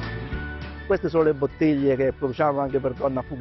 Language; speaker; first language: Italian; native; Italian